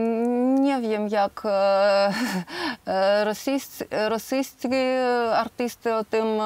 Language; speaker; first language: Polish; non-native, learner; Ukrainian